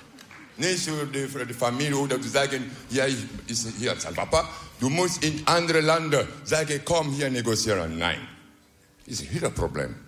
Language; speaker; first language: Dutch; non-native, learner; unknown